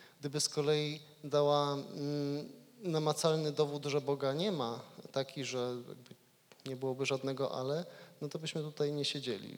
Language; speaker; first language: Polish; native; Polish